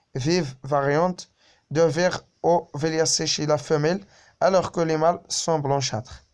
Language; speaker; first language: French; non-native, local second language; Arabic